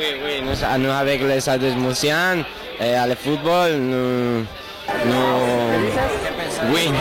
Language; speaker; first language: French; non-native, learner; Spanish